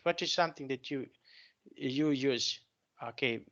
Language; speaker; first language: English; non-native, fluent; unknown